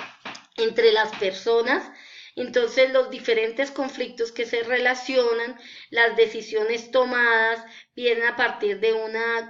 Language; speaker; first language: Spanish; native; Spanish